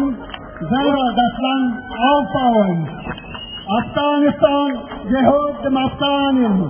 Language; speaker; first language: German; non-native, fluent; Persian